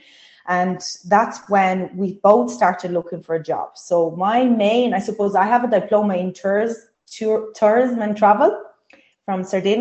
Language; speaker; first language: English; non-native, fluent; Italian